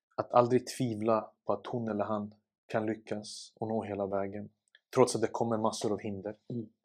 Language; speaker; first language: Swedish; early bilingual, other home language; Serbian